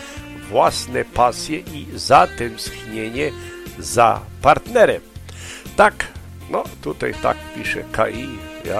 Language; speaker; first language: Polish; early bilingual, heritage; Polish